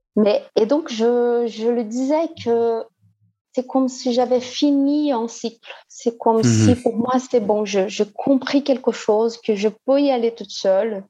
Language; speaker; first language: French; non-native, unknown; Portuguese